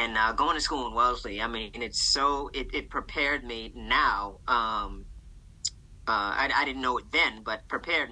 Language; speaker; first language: English; native; English